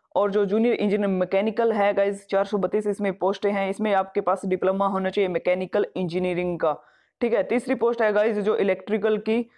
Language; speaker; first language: Hindi; non-native, local second language; Punjabi